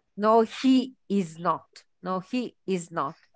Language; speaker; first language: English; non-native, fluent; Ukrainian